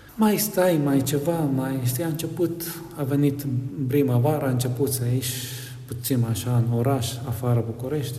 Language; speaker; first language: Romanian; non-native, learner; Arabic